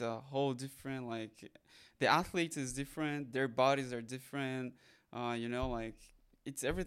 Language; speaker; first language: English; non-native, fluent; Portuguese